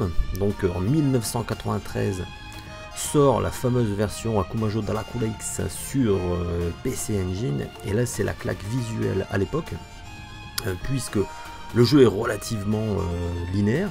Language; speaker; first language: French; native; French